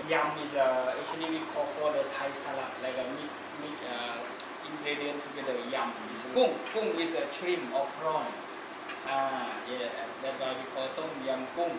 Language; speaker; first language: English; non-native, learner; Thai